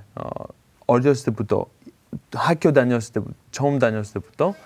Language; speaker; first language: Korean; non-native, fluent; Greek